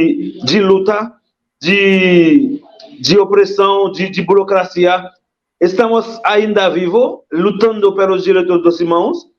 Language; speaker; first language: Portuguese; non-native, fluent; Haitian Creole